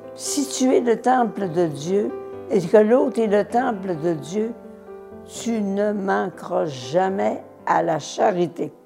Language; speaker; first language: French; native; French